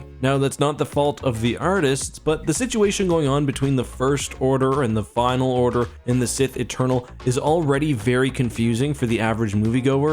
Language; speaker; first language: English; native; English